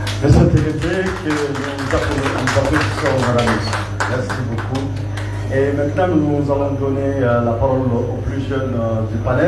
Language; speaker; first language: French; native; French